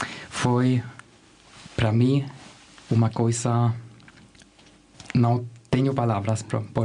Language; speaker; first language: Portuguese; non-native, fluent; German